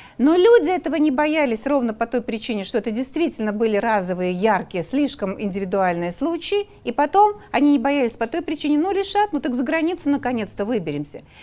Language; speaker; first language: Russian; native; Russian